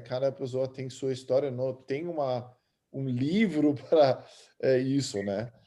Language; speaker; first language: Portuguese; early bilingual, other home language; German